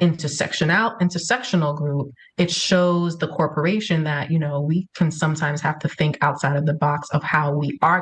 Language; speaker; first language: English; early bilingual, other home language; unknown